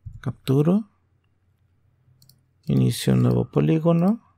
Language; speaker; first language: Spanish; native; Spanish